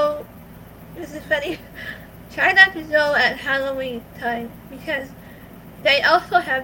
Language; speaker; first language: English; native; English